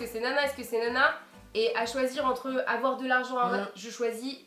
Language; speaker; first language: French; native; French